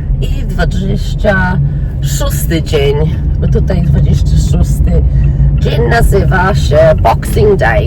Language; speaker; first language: Polish; early bilingual, heritage; English